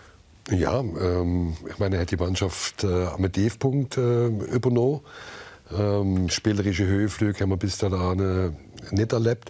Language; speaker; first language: German; native; German